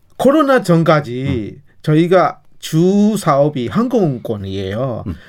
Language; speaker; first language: Korean; non-native, fluent; Burmese